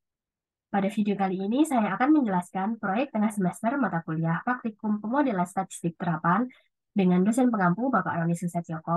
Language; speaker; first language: Indonesian; native; Indonesian